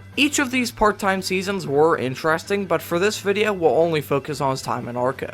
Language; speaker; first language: English; native; English